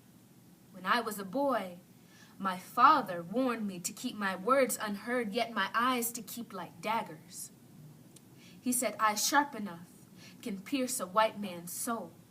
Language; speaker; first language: English; native; English